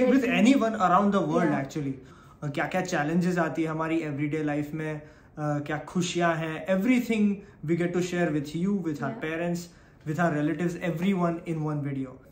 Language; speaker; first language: Hindi; non-native, local second language; Gujarati